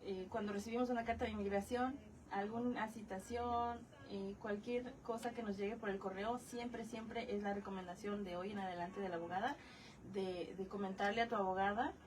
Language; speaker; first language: Spanish; native; Spanish